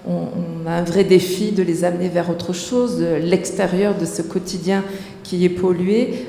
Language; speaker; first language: French; native; French